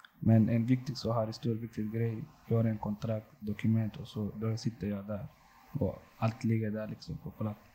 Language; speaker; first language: Swedish; non-native, local second language; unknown